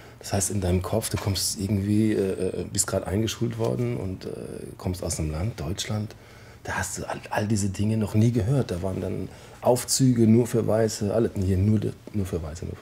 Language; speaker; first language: German; early bilingual, other home language; English